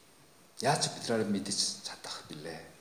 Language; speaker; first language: Mongolian; non-native, fluent; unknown